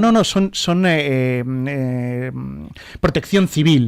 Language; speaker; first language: Spanish; native; Spanish